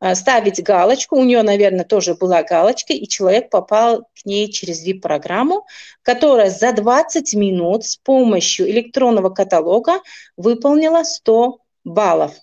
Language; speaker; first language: Russian; non-native, local second language; Tajik